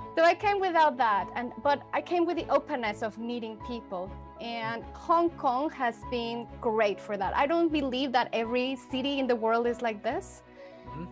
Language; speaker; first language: English; non-native, fluent; Spanish